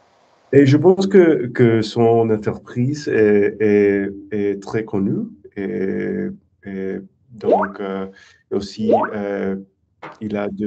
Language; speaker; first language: French; non-native, learner; English